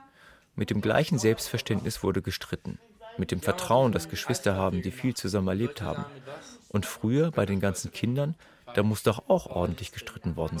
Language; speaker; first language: German; native; German